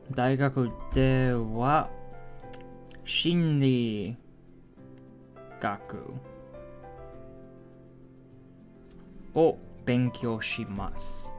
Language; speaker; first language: Japanese; non-native, learner; English